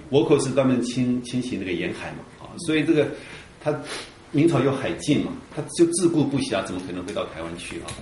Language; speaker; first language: Chinese; early bilingual, heritage; Chinese